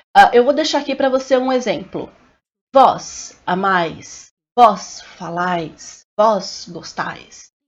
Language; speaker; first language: Portuguese; native; Portuguese